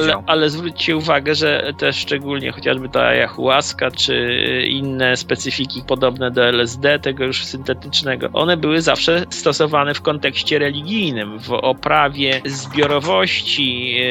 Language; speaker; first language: Polish; native; Polish